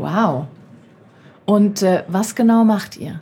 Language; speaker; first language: German; native; German